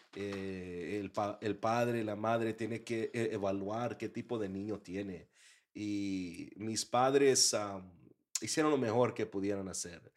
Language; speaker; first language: Spanish; early bilingual, heritage; Spanish